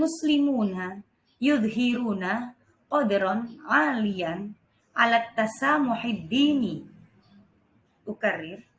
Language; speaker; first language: Arabic; non-native, fluent; Indonesian